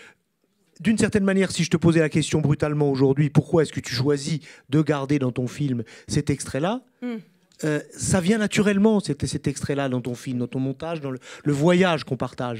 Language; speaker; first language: French; native; French